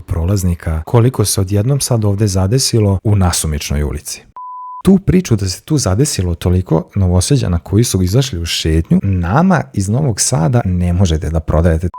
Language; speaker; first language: Serbian; native; Serbian